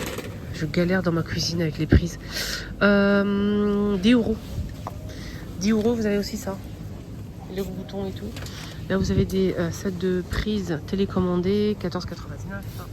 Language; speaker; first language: French; native; French